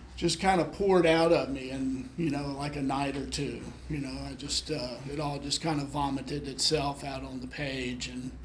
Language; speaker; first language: English; native; English